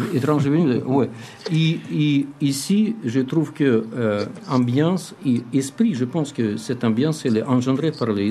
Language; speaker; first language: French; non-native, learner; Russian